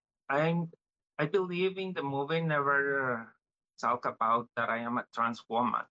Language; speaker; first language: English; non-native, learner; Spanish